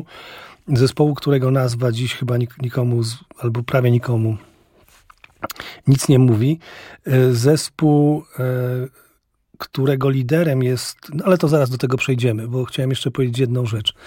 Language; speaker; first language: Polish; native; Polish